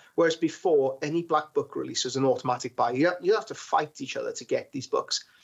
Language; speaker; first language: English; native; English